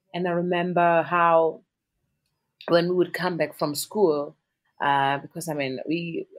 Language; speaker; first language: English; non-native, local second language; Northern Sotho